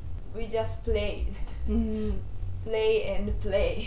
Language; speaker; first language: English; non-native, learner; Japanese